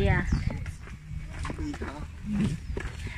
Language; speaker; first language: English; non-native, learner; Filipino